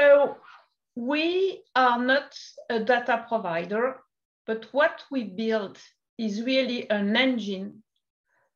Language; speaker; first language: English; non-native, fluent; French